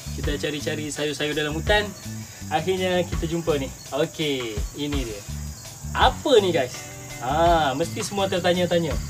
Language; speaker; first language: Malay; non-native, local second language; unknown